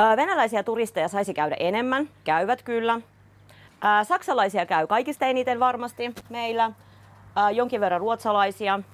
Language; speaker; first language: Finnish; early bilingual, other home language; Russian